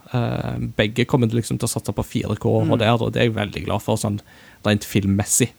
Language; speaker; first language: Norwegian; early bilingual, other home language; Japanese